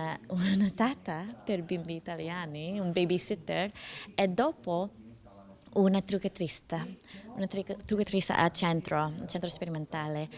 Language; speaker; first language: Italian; non-native, learner; English